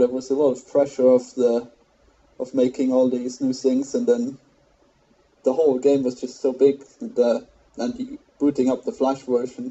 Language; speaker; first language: English; non-native, fluent; German